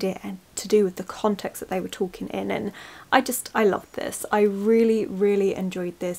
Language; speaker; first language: English; native; English